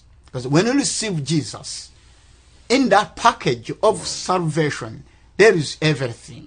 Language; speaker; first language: English; non-native, local second language; Kinyarwanda